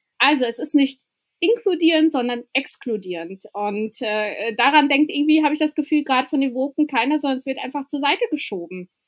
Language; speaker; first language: German; early bilingual, other home language; Albanian